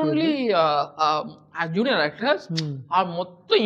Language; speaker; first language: Telugu; non-native, learner; Tamil